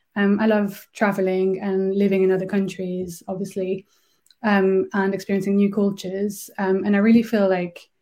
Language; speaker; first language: English; non-native, fluent; French